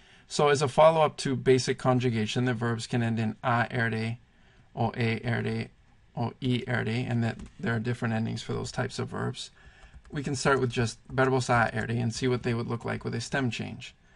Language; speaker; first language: English; native; English